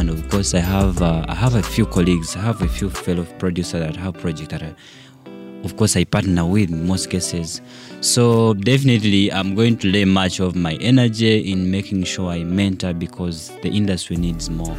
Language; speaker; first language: English; non-native, local second language; Ganda